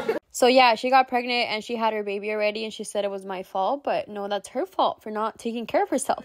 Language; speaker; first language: English; early bilingual, other home language; Spanish